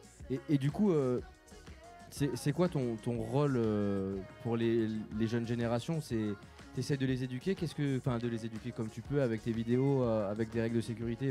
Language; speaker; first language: French; native; French